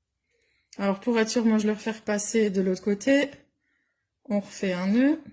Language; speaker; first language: French; native; French